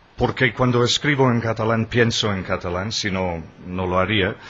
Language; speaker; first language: Spanish; non-native, fluent; English